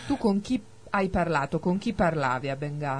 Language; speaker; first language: Italian; native; Italian